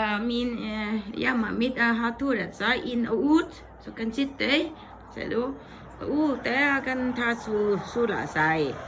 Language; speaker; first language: Swedish; non-native, learner; Thai